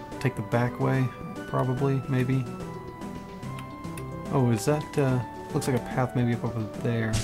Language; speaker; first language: English; native; English